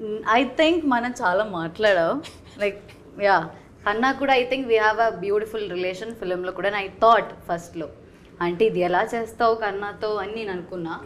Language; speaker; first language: Telugu; non-native, fluent; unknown